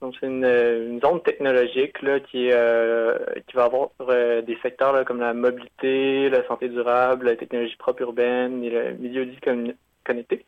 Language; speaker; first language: French; native; French